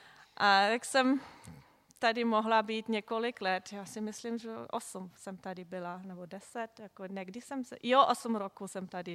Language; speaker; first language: Czech; non-native, fluent; German